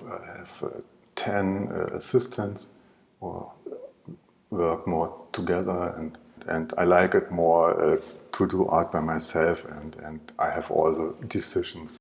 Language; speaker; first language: English; non-native, learner; German